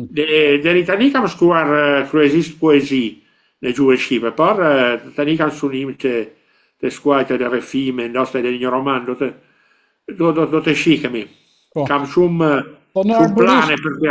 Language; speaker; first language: Albanian; non-native, learner; Italian